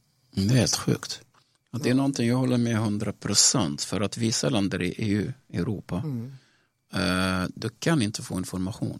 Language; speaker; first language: Swedish; non-native, local second language; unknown